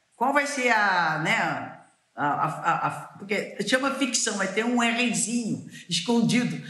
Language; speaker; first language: Portuguese; native; Portuguese